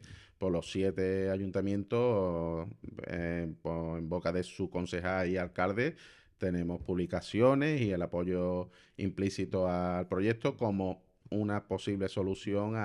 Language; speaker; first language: Spanish; native; Spanish